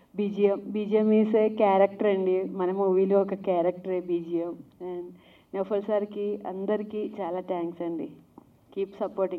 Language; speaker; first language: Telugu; non-native, learner; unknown